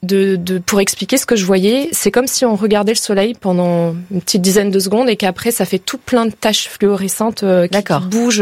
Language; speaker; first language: French; native; French